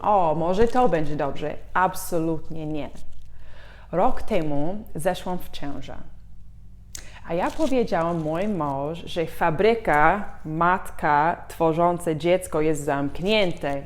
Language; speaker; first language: Polish; non-native, fluent; English